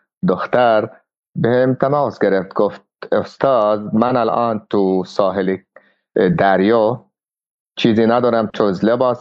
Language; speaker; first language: Persian; non-native, fluent; Arabic